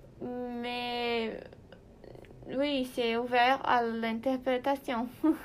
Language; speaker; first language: French; non-native, learner; Portuguese